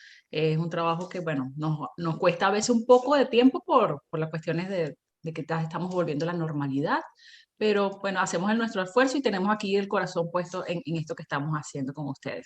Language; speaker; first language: Spanish; native; Spanish